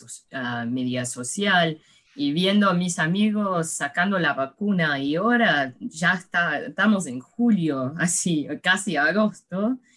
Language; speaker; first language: Spanish; early bilingual, heritage; Spanish